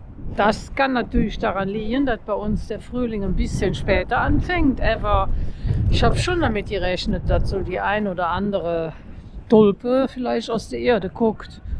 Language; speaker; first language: German; native; German